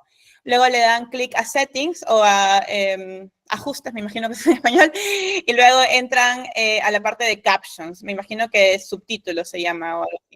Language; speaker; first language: Spanish; native; Spanish